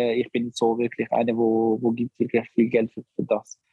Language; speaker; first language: German; non-native, learner; Albanian